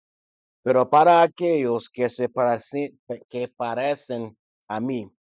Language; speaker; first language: Spanish; non-native, fluent; English